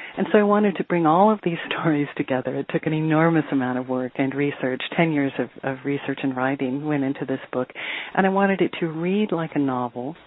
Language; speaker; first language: English; native; English